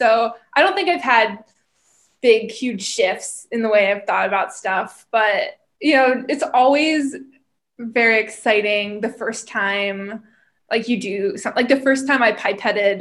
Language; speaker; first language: English; native; English